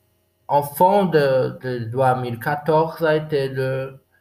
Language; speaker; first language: French; non-native, learner; Portuguese